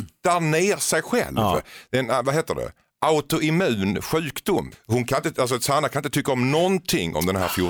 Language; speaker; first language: Swedish; native; Swedish